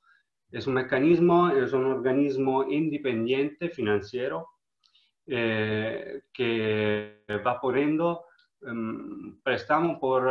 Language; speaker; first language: Spanish; non-native, learner; Italian